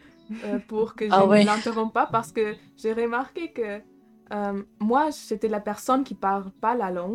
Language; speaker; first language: French; non-native, fluent; German